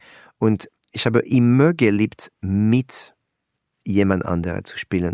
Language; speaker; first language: German; non-native, learner; French